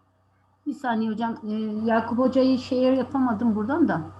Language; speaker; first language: Turkish; native; Turkish